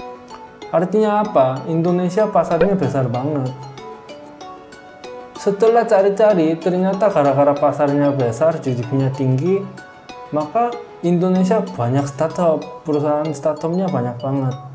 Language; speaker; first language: Indonesian; non-native, fluent; Korean